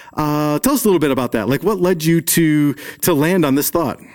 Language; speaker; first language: English; native; English